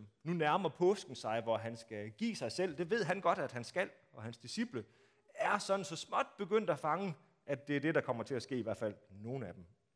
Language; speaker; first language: Danish; native; Danish